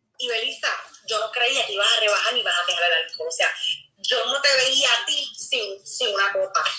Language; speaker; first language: Spanish; native; Spanish